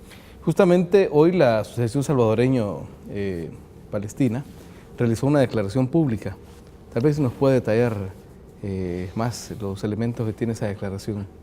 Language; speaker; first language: Spanish; native; Spanish